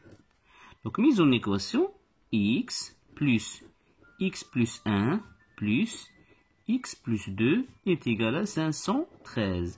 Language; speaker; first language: French; non-native, local second language; Arabic